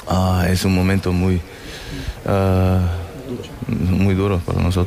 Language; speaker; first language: Spanish; non-native, fluent; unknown